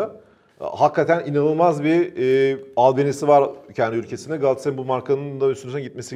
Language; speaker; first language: Turkish; native; Turkish